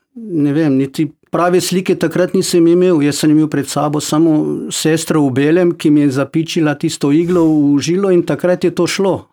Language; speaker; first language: Slovenian; non-native, fluent; Croatian